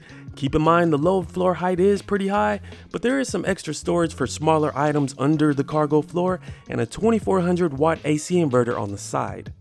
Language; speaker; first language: English; native; English